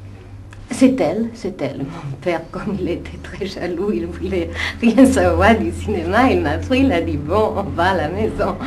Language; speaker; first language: French; non-native, fluent; Italian